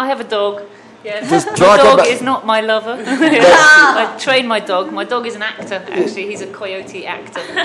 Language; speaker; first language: English; native; English